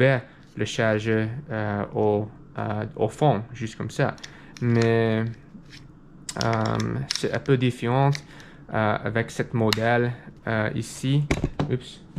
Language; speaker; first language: French; non-native, learner; English